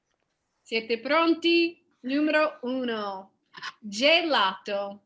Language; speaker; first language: Italian; non-native, fluent; English